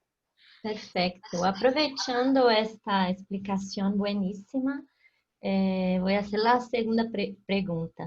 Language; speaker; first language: Spanish; non-native, fluent; Portuguese